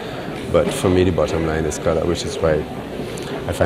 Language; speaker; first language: English; native; English